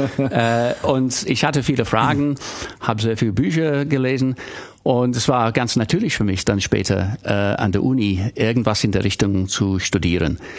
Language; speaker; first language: German; non-native, fluent; English